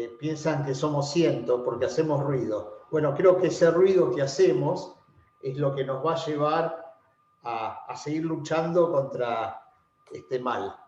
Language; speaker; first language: Spanish; native; Spanish